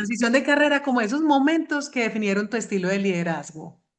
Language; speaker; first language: Spanish; native; Spanish